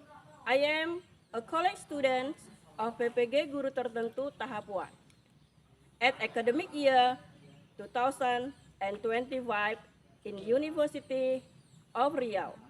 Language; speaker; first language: English; non-native, learner; Indonesian